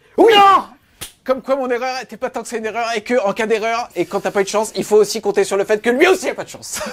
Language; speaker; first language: French; native; French